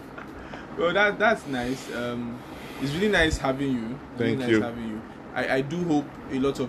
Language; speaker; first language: English; non-native, local second language; Yoruba